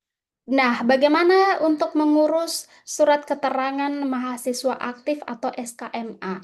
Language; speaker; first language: Indonesian; native; Indonesian